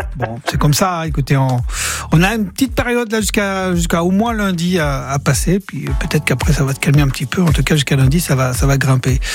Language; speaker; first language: French; native; French